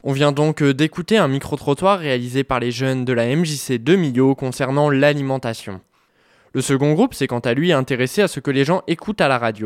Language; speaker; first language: French; native; French